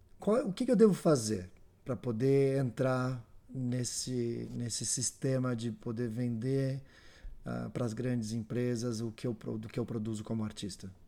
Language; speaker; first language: Portuguese; native; Portuguese